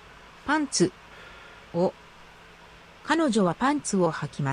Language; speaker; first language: Japanese; non-native, learner; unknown